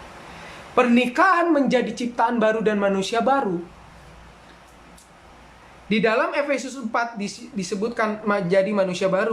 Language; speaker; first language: Indonesian; native; Indonesian